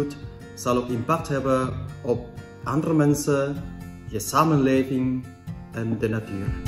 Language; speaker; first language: Dutch; non-native, fluent; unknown